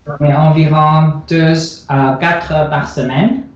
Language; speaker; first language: French; non-native, learner; Chinese